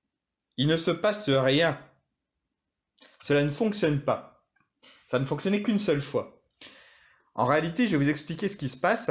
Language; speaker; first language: French; native; French